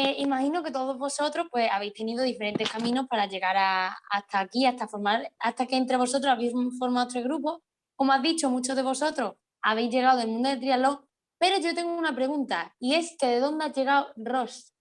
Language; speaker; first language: Spanish; native; Spanish